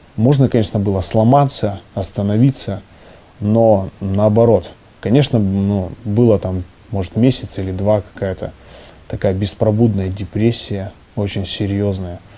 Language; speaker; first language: Russian; native; Russian